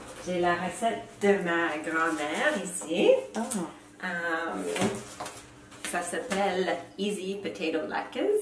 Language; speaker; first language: French; non-native, fluent; English